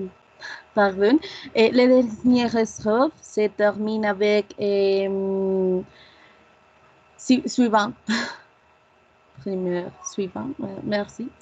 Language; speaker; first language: French; non-native, learner; Spanish